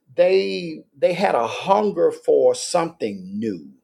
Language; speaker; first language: English; native; English